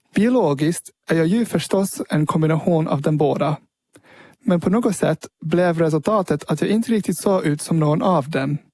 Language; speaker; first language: Swedish; early bilingual, heritage; Swedish